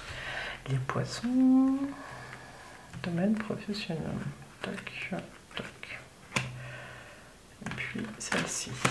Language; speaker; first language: French; native; French